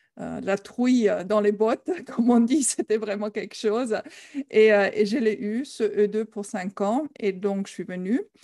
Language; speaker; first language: French; non-native, fluent; German